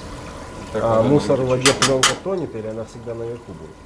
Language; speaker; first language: Russian; native; Russian